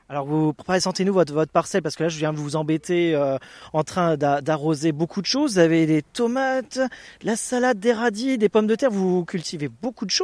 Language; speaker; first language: French; native; French